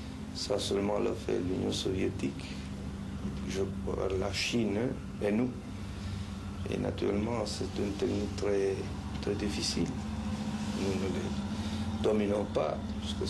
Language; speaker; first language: French; non-native, fluent; Spanish